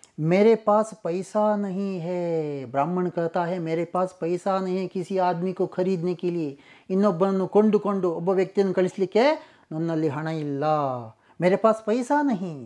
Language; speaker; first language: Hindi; non-native, local second language; Kannada